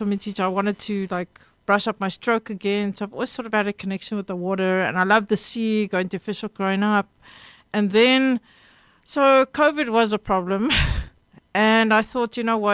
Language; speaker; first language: English; native; English